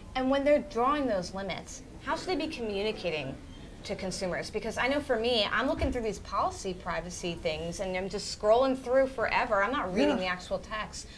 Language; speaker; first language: English; native; English